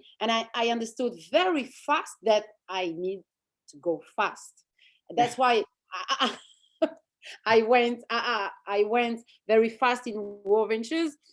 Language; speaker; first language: English; non-native, fluent; French